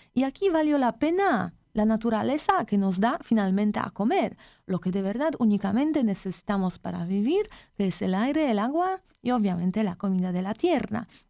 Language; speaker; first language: Spanish; non-native, fluent; Polish